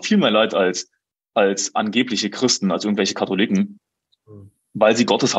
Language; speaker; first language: German; native; German